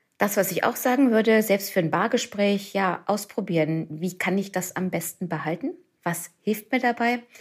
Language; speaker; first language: German; native; German